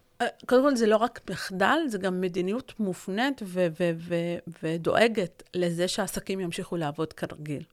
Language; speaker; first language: Hebrew; non-native, local second language; Arabic